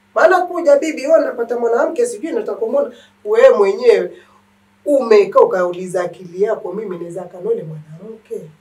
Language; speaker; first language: Swahili; native; Swahili